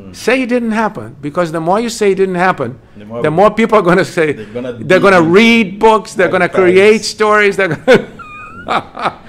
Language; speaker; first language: English; non-native, fluent; Portuguese